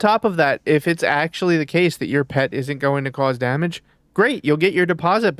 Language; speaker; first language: English; native; English